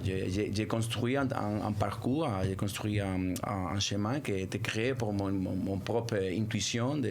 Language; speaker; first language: French; non-native, fluent; Spanish